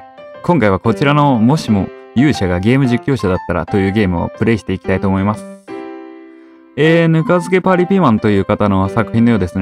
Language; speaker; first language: Japanese; native; Japanese